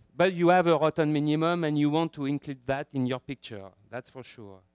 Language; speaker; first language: English; non-native, fluent; French